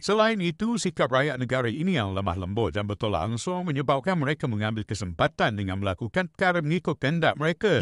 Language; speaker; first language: Malay; native; Malay